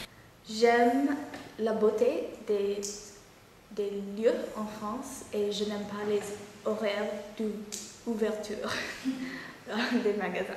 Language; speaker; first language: French; non-native, fluent; Japanese